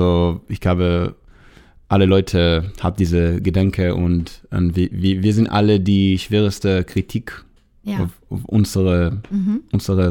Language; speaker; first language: German; non-native, learner; Hebrew